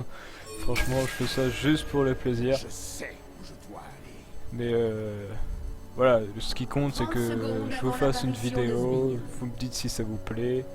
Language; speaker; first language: French; native; French